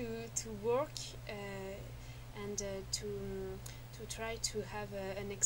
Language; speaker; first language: English; non-native, learner; French